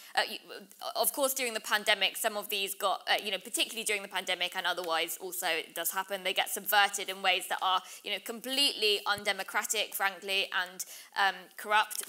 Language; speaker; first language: English; native; English